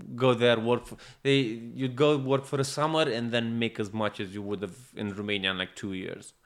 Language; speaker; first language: English; non-native, fluent; Romanian